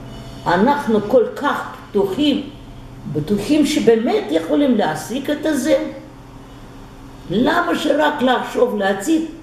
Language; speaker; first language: Hebrew; non-native, fluent; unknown